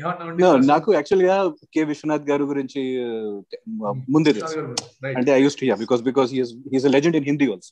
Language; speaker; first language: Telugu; non-native, local second language; Hindi